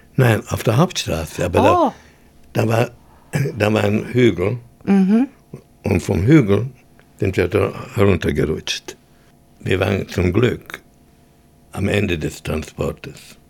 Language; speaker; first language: German; early bilingual, heritage; German